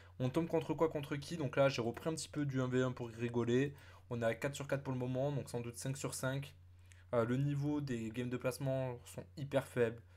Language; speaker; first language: French; native; French